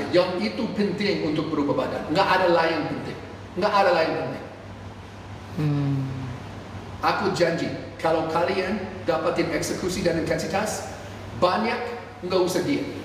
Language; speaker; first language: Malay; non-native, fluent; English